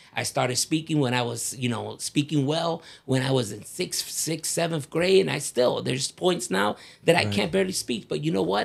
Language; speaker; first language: English; early bilingual, other home language; Spanish